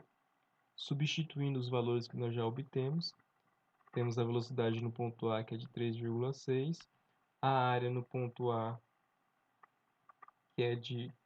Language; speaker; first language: Portuguese; native; Portuguese